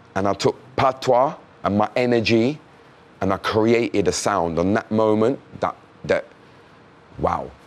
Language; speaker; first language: English; native; English